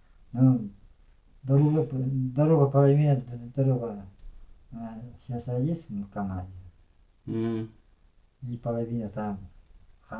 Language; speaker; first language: Russian; non-native, local second language; Yakut